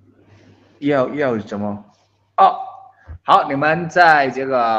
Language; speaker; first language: Chinese; non-native, local second language; Cantonese